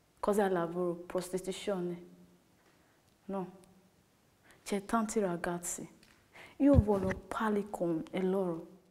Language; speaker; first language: Italian; non-native, learner; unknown